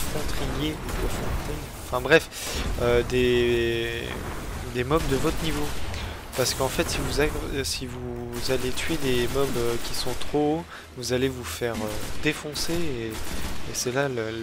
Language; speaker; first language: French; native; French